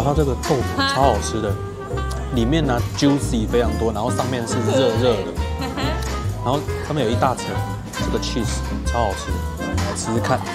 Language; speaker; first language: Chinese; native; Chinese